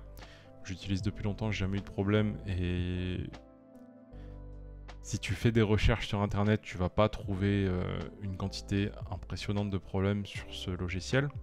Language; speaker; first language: French; native; French